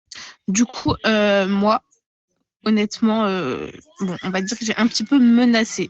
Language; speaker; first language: French; native; French